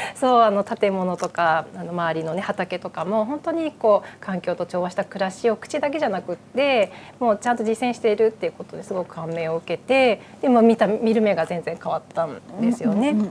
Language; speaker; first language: Japanese; native; Japanese